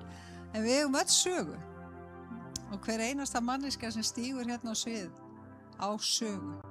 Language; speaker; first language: Icelandic; native; Icelandic